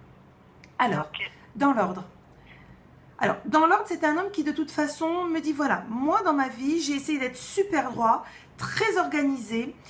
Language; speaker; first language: French; native; French